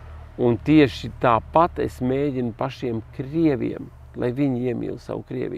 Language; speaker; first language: Latvian; native; Latvian